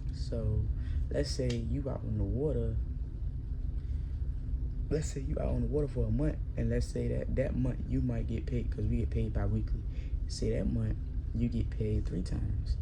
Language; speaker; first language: English; native; English